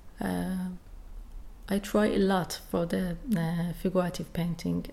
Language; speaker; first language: English; non-native, learner; Persian